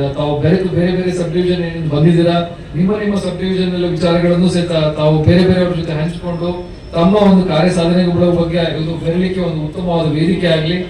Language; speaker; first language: Kannada; native; Kannada